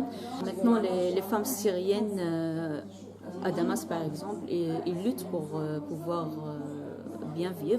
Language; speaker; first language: French; non-native, fluent; Arabic